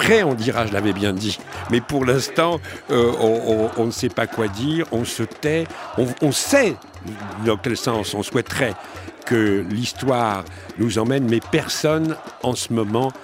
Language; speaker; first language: French; native; French